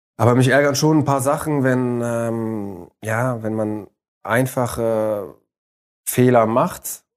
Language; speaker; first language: German; early bilingual, other home language; Arabic